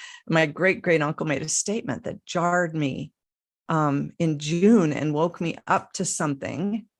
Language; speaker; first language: English; native; English